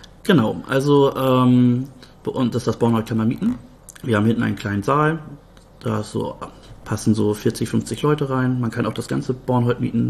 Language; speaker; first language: German; native; German